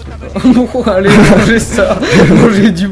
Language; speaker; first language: French; native; French